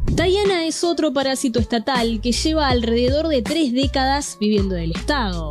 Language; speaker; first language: Spanish; native; Spanish